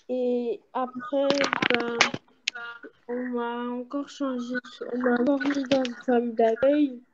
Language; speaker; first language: French; early bilingual, other home language; Portuguese